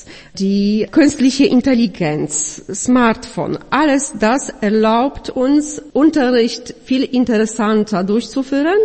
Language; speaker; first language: German; non-native, fluent; Polish